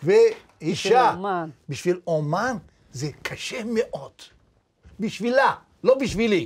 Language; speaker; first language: Hebrew; non-native, learner; Tajik